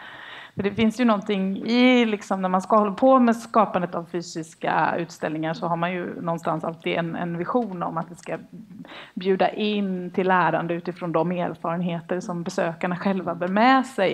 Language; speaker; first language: Swedish; native; Swedish